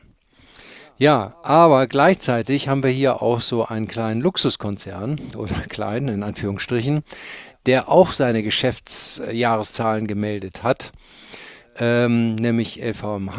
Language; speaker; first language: German; native; German